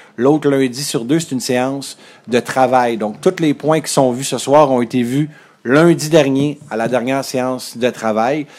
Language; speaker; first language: French; native; French